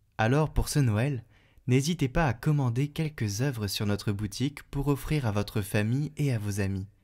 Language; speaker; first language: French; native; French